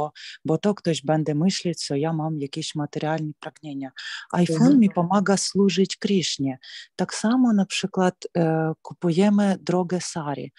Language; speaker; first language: Polish; non-native, learner; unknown